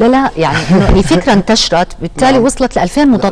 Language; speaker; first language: Arabic; native; Arabic